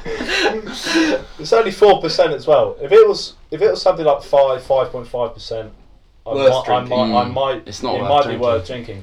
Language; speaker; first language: English; native; English